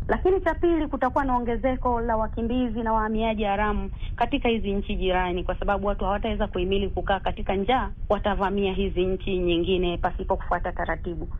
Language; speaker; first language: Swahili; native; Swahili